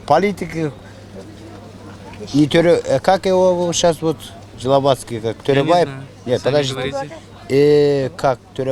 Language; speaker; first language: Russian; non-native, local second language; Kyrgyz